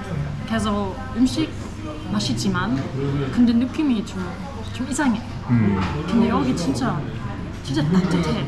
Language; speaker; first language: Korean; non-native, fluent; German